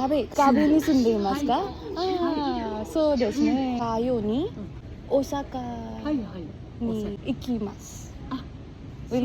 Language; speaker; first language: Japanese; non-native, learner; Marathi